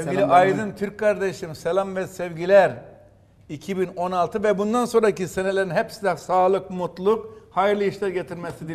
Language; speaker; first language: Turkish; native; Turkish